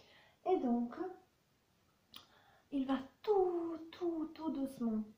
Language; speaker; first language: French; non-native, fluent; Italian